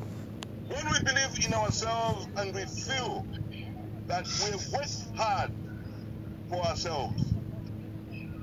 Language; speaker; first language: English; non-native, local second language; Bemba